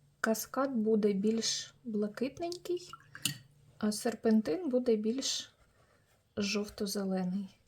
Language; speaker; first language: Ukrainian; native; Ukrainian